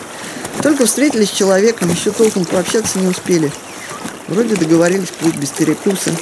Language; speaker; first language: Russian; native; Russian